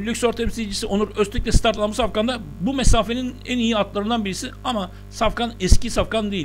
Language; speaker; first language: Turkish; native; Turkish